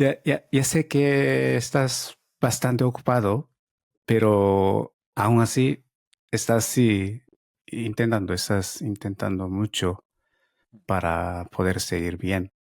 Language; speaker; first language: Spanish; non-native, fluent; Japanese